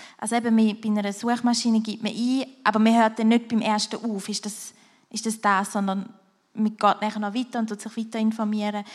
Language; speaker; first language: German; native; German